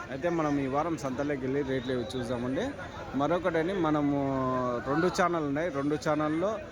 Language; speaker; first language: Telugu; native; Telugu